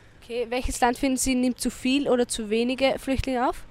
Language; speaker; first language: German; native; German